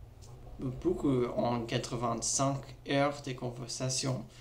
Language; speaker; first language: French; non-native, learner; English